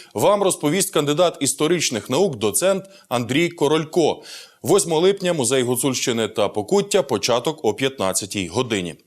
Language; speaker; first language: Ukrainian; native; Ukrainian